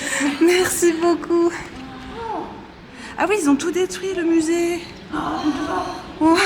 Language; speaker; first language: French; native; French